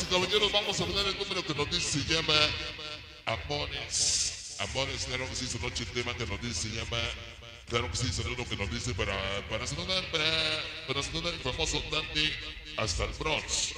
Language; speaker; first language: Spanish; native; Spanish